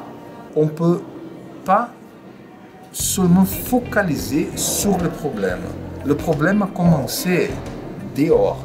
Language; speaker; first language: French; non-native, fluent; Portuguese